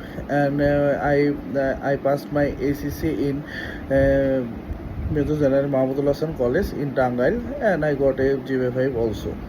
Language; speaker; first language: English; non-native, learner; Bangla